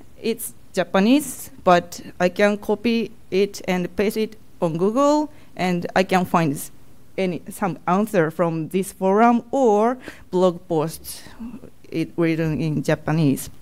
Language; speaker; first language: English; non-native, learner; Japanese